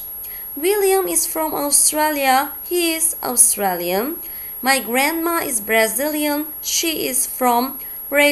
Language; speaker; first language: English; non-native, fluent; Turkish